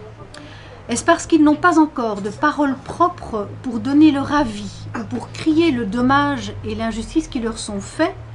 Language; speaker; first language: French; native; French